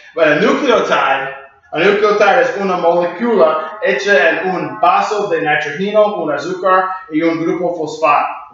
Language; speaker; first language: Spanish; non-native, learner; English